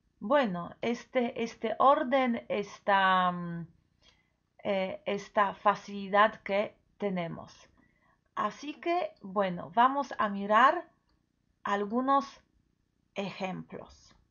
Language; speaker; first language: Spanish; non-native, fluent; Polish